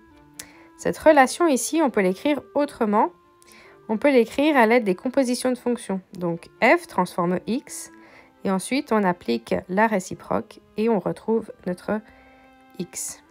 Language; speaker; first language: French; native; French